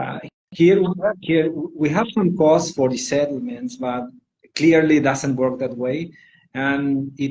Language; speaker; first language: English; non-native, fluent; Spanish